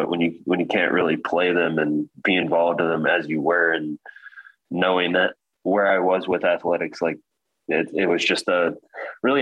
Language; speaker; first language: English; native; English